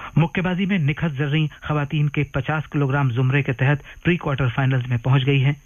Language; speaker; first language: Urdu; native; Urdu